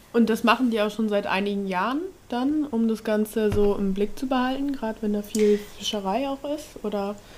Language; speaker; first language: German; native; German